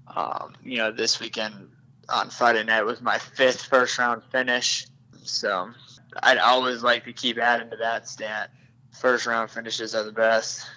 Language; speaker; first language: English; native; English